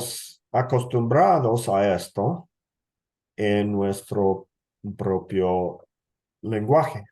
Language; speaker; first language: Spanish; non-native, fluent; English